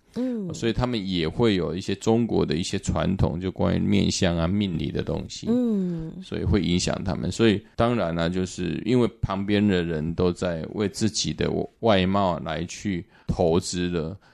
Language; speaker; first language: Chinese; native; Chinese